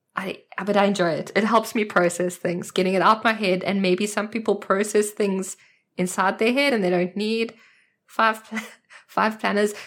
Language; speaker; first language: English; native; English